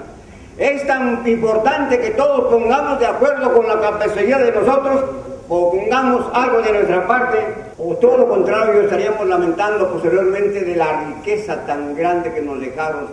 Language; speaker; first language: Spanish; non-native, local second language; Zapotec